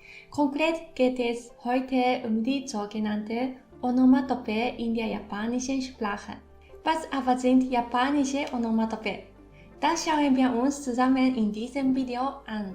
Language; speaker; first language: German; non-native, fluent; Japanese